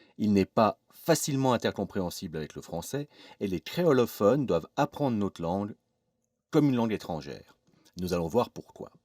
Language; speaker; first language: French; native; French